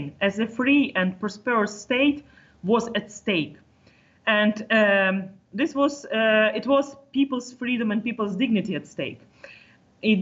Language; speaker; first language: English; non-native, fluent; Ukrainian